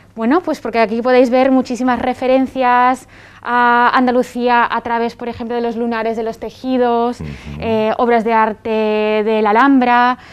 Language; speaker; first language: Spanish; non-native, fluent; French